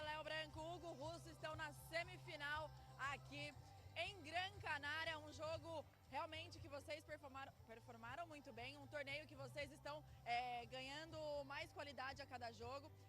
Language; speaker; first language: Portuguese; native; Portuguese